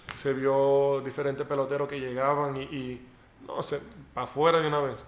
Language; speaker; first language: Spanish; early bilingual, heritage; Spanish